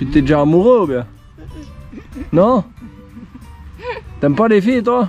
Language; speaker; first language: French; native; French